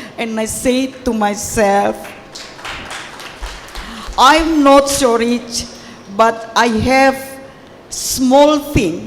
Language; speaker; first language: English; non-native, learner; Indonesian